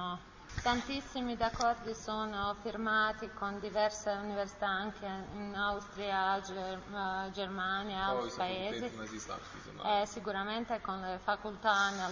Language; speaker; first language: Italian; non-native, learner; Bosnian